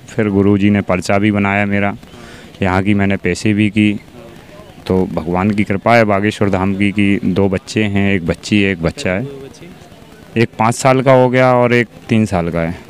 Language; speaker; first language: Hindi; native; Hindi